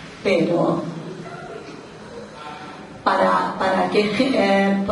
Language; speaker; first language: Spanish; non-native, local second language; Urdu